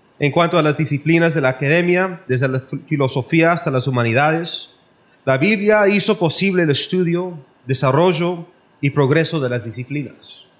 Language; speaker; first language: Spanish; non-native, learner; English